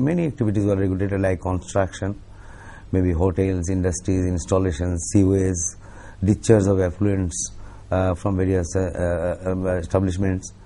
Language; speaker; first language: English; non-native, local second language; Bangla